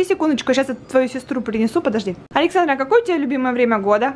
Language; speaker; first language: Russian; native; Russian